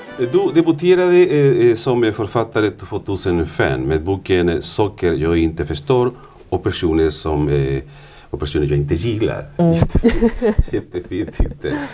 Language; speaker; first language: Swedish; non-native, fluent; Spanish